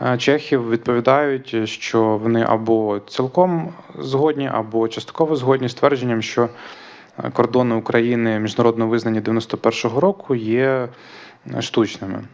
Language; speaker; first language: Ukrainian; native; Ukrainian